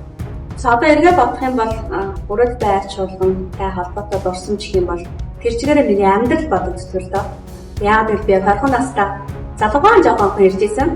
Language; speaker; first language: Mongolian; native; Mongolian